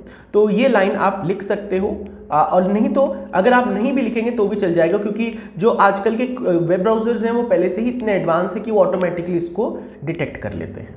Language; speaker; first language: Hindi; native; Hindi